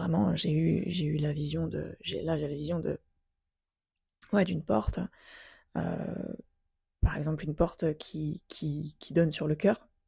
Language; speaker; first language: French; native; French